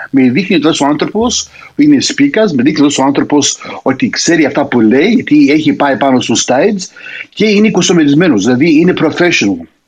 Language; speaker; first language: Greek; early bilingual, heritage; Greek